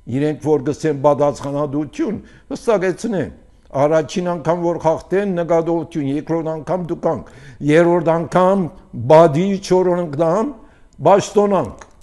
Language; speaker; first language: Armenian; early bilingual, heritage; Armenian